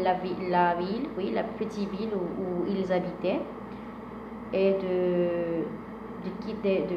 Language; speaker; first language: French; non-native, fluent; Spanish